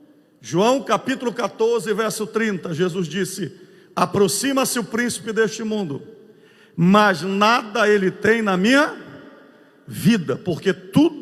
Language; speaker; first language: Portuguese; native; Portuguese